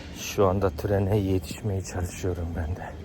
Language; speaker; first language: Turkish; non-native, fluent; Japanese